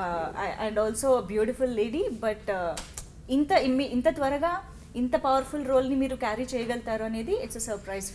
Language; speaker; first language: Telugu; native; Telugu